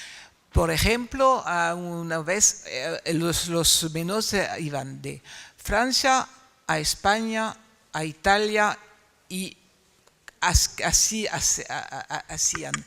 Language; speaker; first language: Spanish; non-native, fluent; French